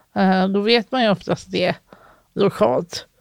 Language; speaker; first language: Swedish; native; Swedish